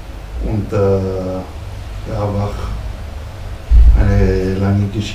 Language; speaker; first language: German; non-native, fluent; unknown